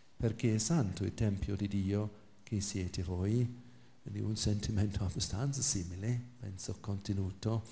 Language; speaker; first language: Italian; non-native, fluent; English